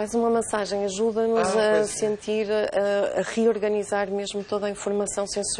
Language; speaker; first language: Portuguese; native; Portuguese